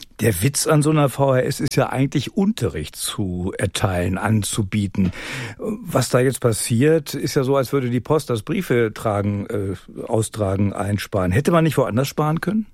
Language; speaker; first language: German; native; German